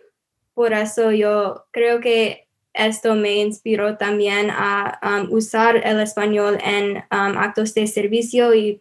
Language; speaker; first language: Spanish; non-native, learner; English